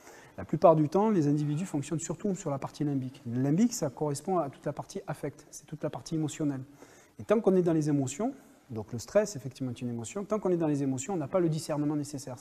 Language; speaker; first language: French; native; French